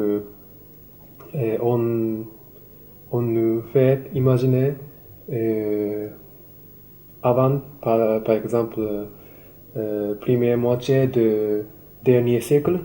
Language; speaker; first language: French; non-native, learner; Japanese